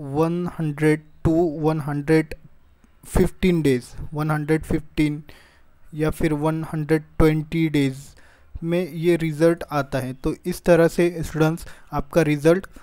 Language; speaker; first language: Hindi; native; Hindi